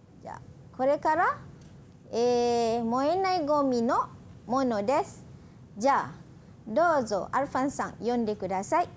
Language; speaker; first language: Japanese; non-native, fluent; Malay